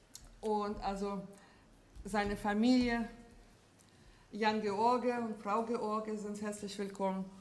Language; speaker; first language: German; non-native, fluent; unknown